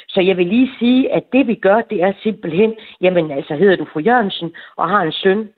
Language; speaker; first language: Danish; native; Danish